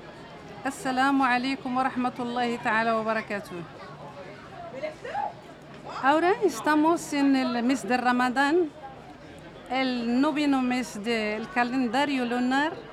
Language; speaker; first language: Spanish; non-native, fluent; Arabic